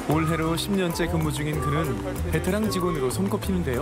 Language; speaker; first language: Korean; native; Korean